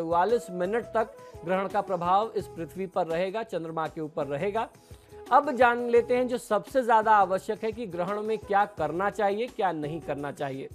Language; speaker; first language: Hindi; native; Hindi